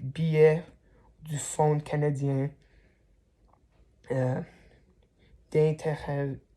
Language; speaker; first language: French; non-native, learner; English